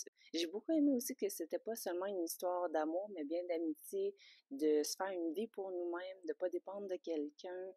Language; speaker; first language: French; native; French